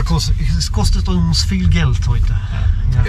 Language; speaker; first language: German; non-native, learner; Swedish